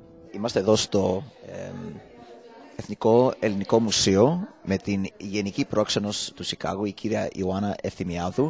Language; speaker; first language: Greek; early bilingual, heritage; Greek